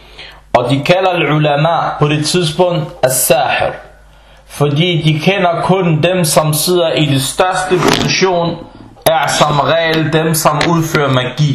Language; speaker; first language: Danish; non-native, fluent; Arabic